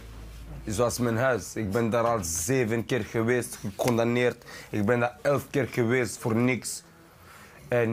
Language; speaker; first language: Dutch; early bilingual, other home language; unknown